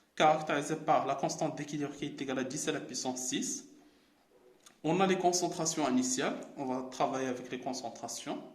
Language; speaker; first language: French; non-native, local second language; Arabic